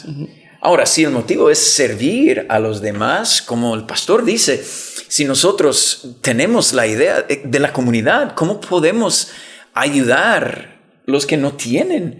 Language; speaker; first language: Spanish; non-native, fluent; English